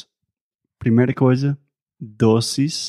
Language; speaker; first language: Portuguese; non-native, fluent; English